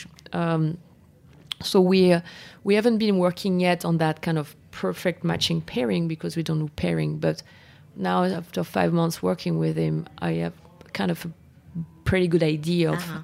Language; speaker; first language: English; non-native, fluent; French